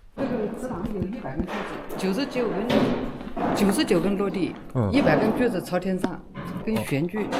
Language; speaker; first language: Chinese; native; Chinese